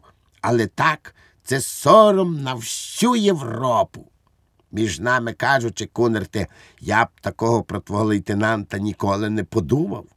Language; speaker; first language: Ukrainian; native; Ukrainian